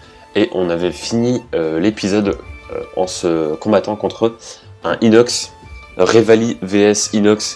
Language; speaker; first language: French; native; French